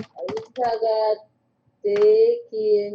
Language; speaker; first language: Korean; non-native, learner; Vietnamese